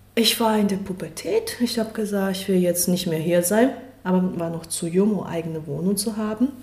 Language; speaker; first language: German; non-native, fluent; Chinese